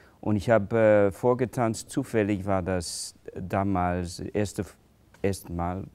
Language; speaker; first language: German; non-native, fluent; English